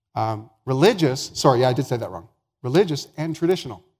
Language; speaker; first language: English; native; English